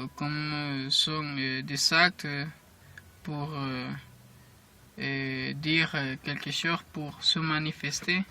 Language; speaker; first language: French; non-native, learner; Spanish